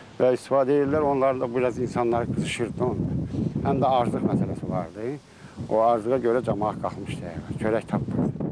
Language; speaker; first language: Azerbaijani; native; Azerbaijani